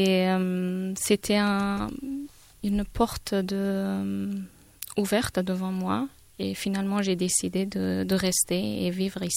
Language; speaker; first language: French; non-native, fluent; Persian